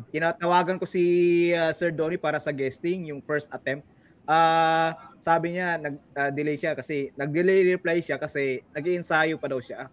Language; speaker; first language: Filipino; non-native, local second language; Cebuano